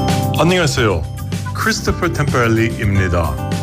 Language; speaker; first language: Korean; non-native, learner; English